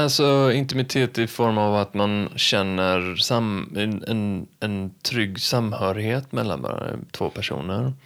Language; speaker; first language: Swedish; native; Swedish